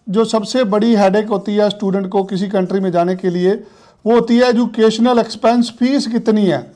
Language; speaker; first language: Hindi; non-native, local second language; Punjabi